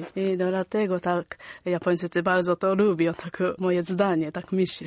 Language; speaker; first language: Polish; non-native, learner; Japanese